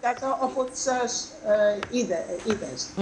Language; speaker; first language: Greek; non-native, fluent; English